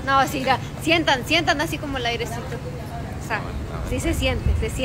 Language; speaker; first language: Spanish; native; Spanish